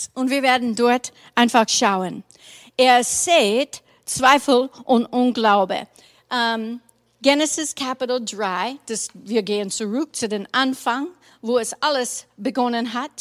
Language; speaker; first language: German; non-native, fluent; English